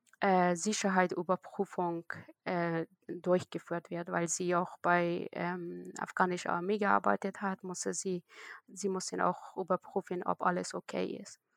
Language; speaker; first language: German; non-native, learner; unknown